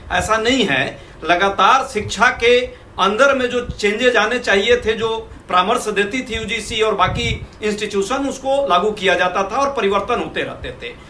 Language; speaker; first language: Hindi; native; Hindi